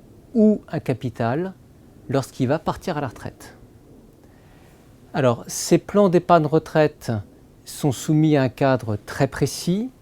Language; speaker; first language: French; native; French